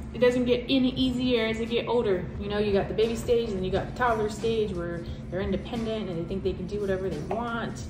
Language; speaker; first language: English; native; English